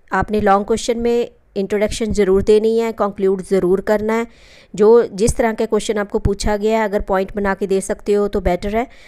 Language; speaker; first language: Hindi; non-native, local second language; Punjabi